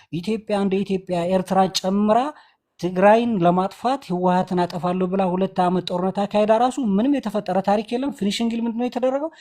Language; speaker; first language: Amharic; non-native, local second language; Tigrinya